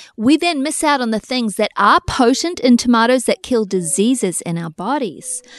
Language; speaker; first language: English; native; English